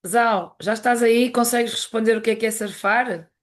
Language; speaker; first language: Portuguese; native; Portuguese